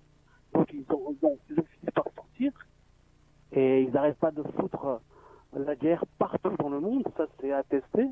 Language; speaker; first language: French; native; French